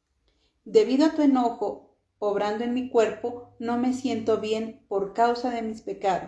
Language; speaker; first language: Spanish; native; Spanish